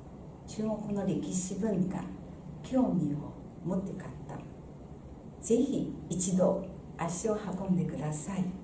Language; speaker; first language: Japanese; non-native, fluent; Chinese